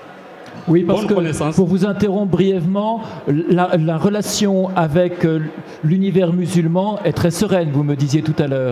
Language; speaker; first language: French; native; French